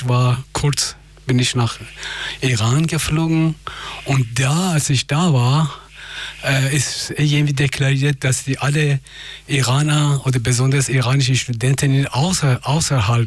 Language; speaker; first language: German; non-native, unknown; Persian